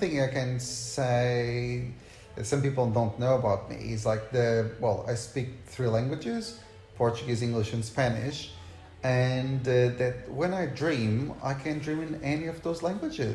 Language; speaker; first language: English; non-native, fluent; Portuguese